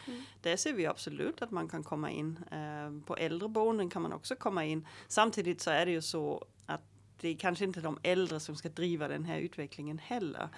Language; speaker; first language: Swedish; native; Swedish